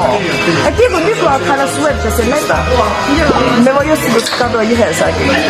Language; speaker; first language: Finnish; non-native, learner; Chinese